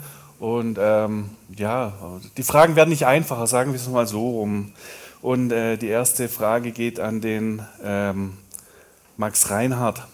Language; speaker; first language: German; native; German